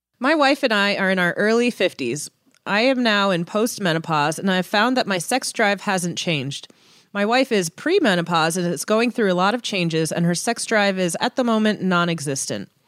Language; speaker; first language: English; early bilingual, other home language; Persian